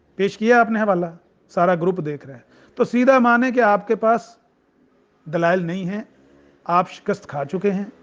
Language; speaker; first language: Urdu; non-native, local second language; Punjabi